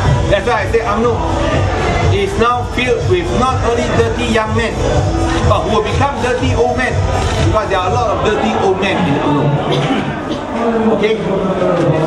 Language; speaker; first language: English; non-native, local second language; Min Nan Chinese